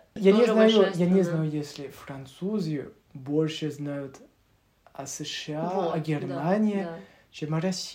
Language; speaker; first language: Russian; non-native, learner; French